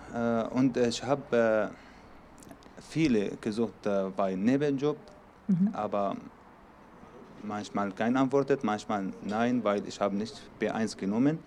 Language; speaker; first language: German; non-native, learner; Arabic